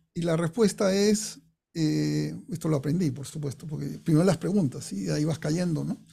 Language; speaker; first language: Spanish; non-native, fluent; English